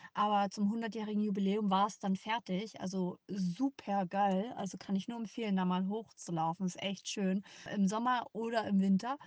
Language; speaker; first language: German; native; German